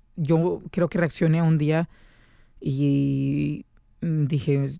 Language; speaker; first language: Spanish; native; Spanish